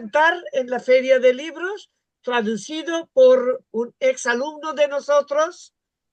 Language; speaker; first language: Spanish; non-native, fluent; Bangla